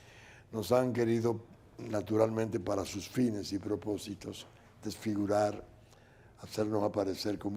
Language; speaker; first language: Spanish; native; Spanish